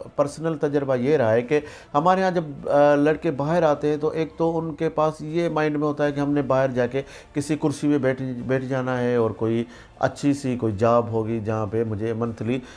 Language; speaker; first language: Urdu; non-native, local second language; Sindhi